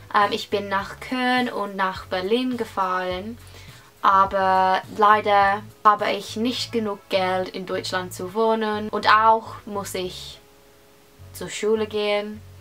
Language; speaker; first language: German; non-native, learner; English